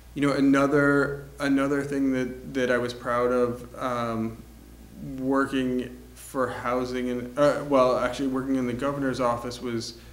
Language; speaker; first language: English; native; English